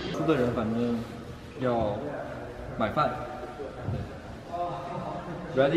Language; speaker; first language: Chinese; native; Chinese